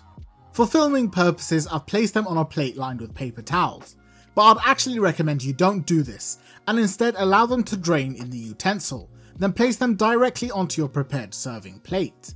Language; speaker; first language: English; native; English